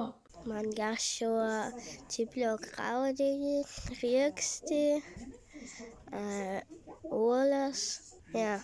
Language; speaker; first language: Latvian; early bilingual, heritage; Latvian